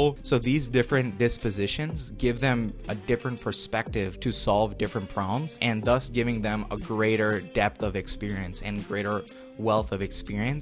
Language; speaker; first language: English; native; English